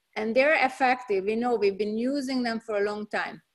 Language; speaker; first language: English; non-native, fluent; Hungarian